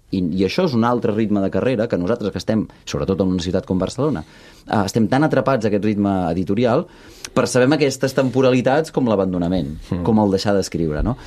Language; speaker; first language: Catalan; early bilingual, other home language; Russian